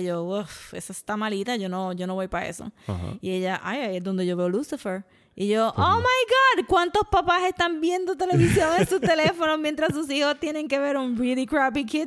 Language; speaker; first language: Spanish; early bilingual, heritage; Spanish